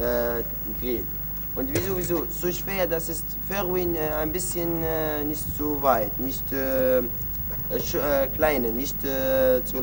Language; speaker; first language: German; non-native, learner; Arabic